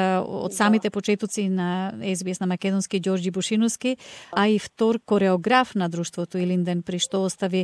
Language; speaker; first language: Macedonian; native; Macedonian